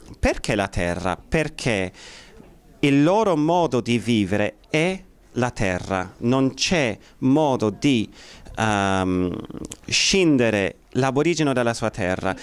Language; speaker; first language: Italian; non-native, fluent; English